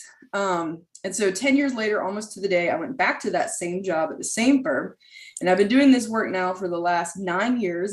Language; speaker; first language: English; native; English